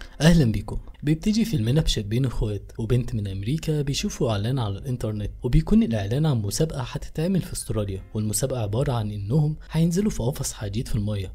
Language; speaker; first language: Arabic; native; Arabic